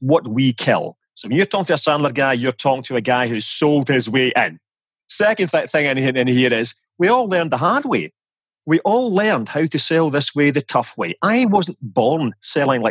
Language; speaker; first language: English; native; English